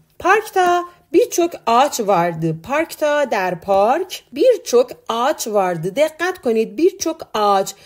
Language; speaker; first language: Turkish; non-native, fluent; Persian